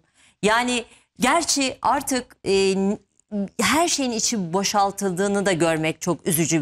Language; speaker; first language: Turkish; native; Turkish